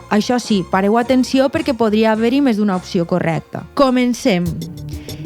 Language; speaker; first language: Catalan; native; Catalan